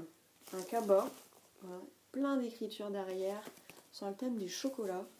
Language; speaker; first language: French; native; French